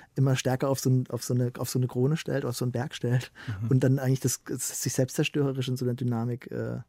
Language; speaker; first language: German; native; German